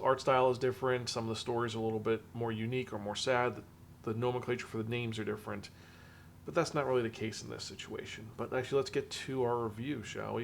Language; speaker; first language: English; native; English